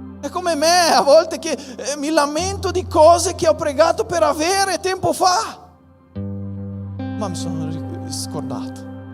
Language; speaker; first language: Italian; non-native, fluent; Portuguese